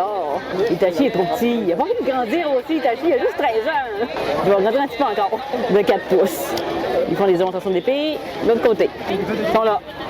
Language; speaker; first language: French; native; French